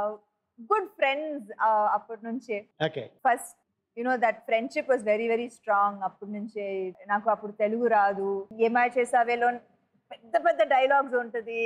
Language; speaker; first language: Telugu; non-native, local second language; Tamil